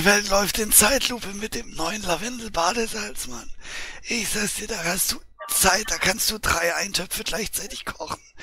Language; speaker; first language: German; native; German